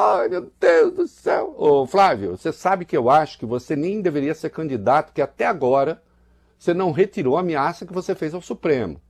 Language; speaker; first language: Portuguese; native; Portuguese